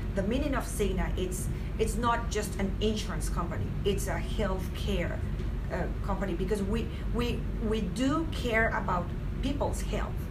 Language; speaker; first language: English; non-native, fluent; Spanish